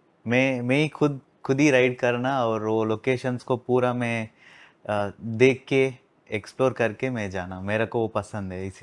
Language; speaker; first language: Hindi; non-native, local second language; Telugu